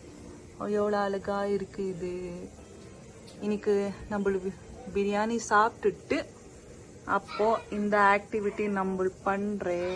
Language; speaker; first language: Tamil; non-native, local second language; Urdu